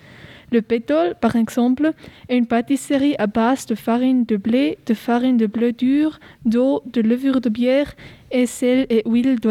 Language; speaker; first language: French; non-native, learner; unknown